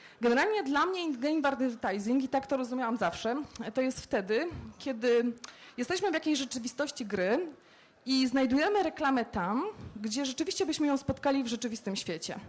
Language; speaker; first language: Polish; native; Polish